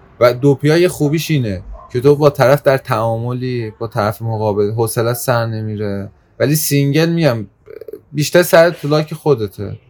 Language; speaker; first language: Persian; non-native, local second language; Azerbaijani